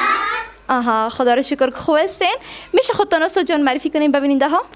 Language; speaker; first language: Persian; native; Persian